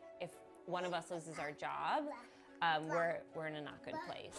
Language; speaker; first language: English; native; English